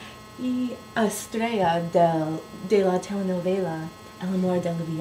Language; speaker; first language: Spanish; non-native, learner; English